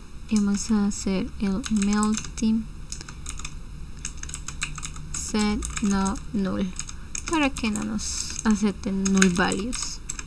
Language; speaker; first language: Spanish; native; Spanish